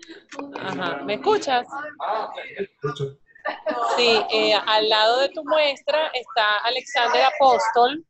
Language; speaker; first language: Spanish; native; Spanish